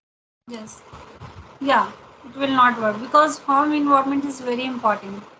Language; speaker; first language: English; non-native, learner; Hindi